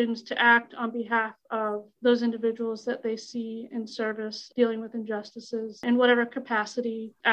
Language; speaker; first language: English; native; English